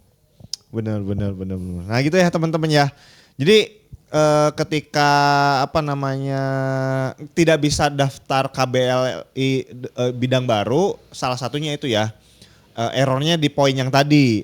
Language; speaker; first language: Indonesian; native; Indonesian